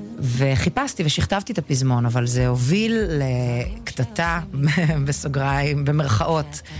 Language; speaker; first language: Hebrew; early bilingual, other home language; Russian